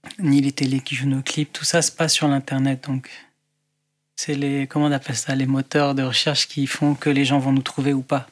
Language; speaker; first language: French; non-native, local second language; Arabic